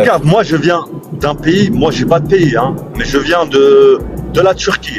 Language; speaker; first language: French; early bilingual, other home language; Turkish